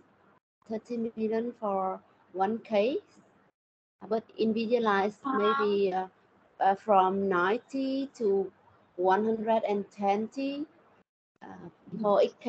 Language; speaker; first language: English; non-native, learner; Thai